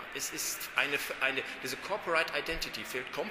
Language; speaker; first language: German; native; German